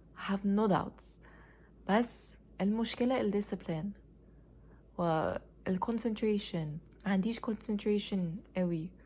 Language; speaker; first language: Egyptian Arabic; non-native, learner; English